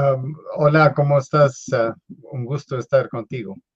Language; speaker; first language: Spanish; non-native, fluent; English